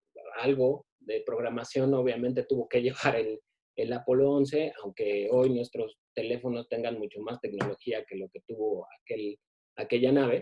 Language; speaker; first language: Spanish; native; Spanish